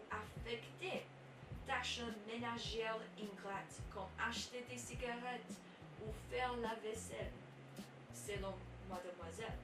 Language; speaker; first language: French; non-native, learner; English